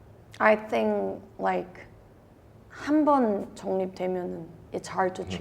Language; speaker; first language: English; non-native, fluent; Korean